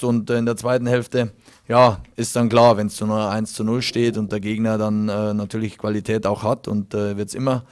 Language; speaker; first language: German; native; German